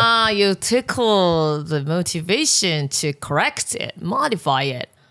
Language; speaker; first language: English; non-native, fluent; Japanese